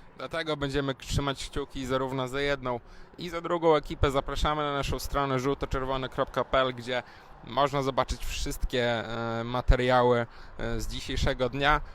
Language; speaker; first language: Polish; native; Polish